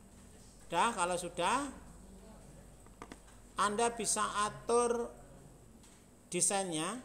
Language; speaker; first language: Indonesian; native; Indonesian